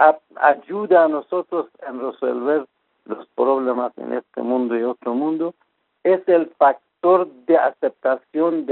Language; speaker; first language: Spanish; non-native, fluent; Persian